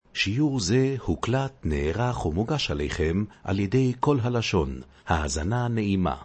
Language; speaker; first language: Hebrew; native; Hebrew